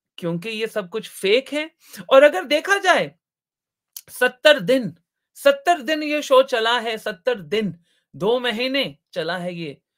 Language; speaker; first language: Hindi; native; Hindi